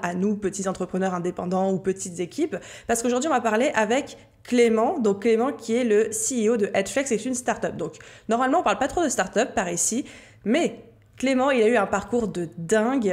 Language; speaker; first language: French; native; French